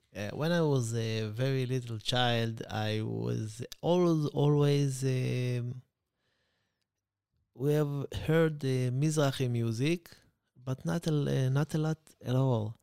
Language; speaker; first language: English; non-native, learner; Hebrew